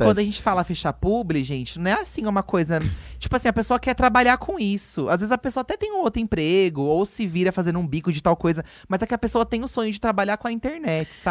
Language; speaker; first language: Portuguese; native; Portuguese